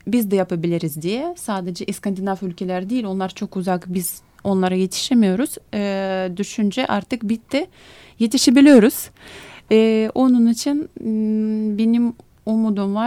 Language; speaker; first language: Turkish; non-native, fluent; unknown